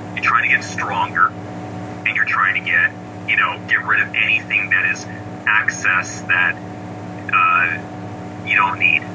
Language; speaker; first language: English; native; English